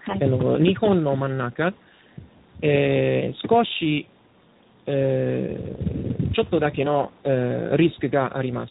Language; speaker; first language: Japanese; non-native, learner; Italian